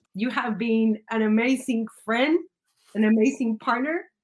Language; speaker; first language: English; early bilingual, other home language; Spanish